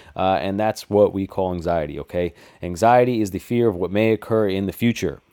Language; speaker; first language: English; native; English